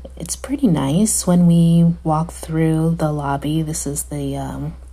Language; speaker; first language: English; native; English